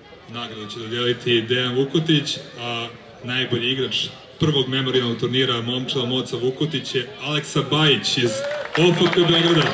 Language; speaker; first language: Croatian; native; Croatian